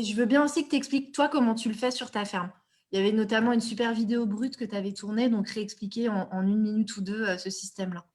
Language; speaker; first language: French; native; French